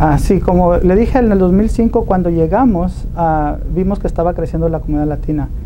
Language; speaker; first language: Spanish; early bilingual, heritage; Spanish